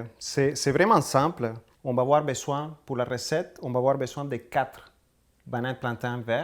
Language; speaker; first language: French; non-native, fluent; Spanish